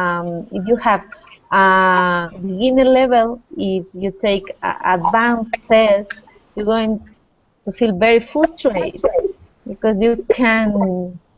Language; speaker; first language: English; non-native, learner; Spanish